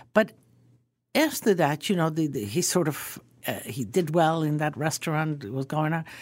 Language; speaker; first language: English; early bilingual, other home language; Croatian